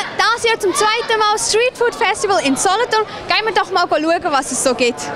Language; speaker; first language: German; early bilingual, other home language; Tamil